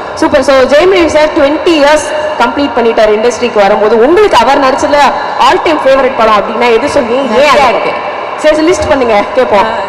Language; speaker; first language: Tamil; native; Tamil